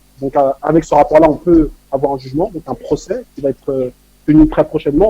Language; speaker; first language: French; native; French